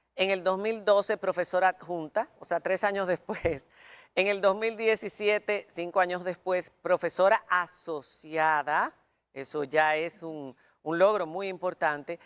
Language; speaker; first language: Spanish; native; Spanish